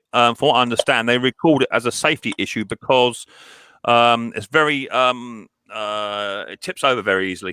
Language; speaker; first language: English; native; English